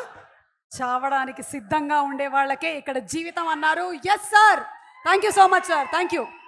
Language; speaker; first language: Telugu; native; Telugu